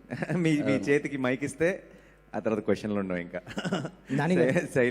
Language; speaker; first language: Telugu; native; Telugu